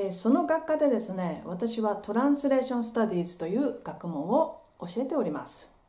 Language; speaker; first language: Japanese; native; Japanese